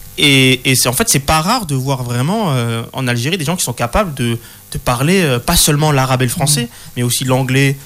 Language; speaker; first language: French; early bilingual, other home language; Arabic